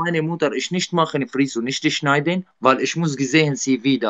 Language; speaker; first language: German; non-native, learner; Arabic